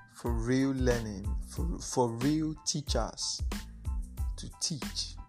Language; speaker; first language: English; non-native, local second language; Igbo